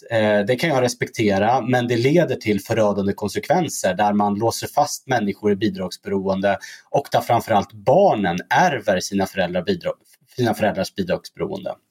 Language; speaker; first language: Swedish; early bilingual, other home language; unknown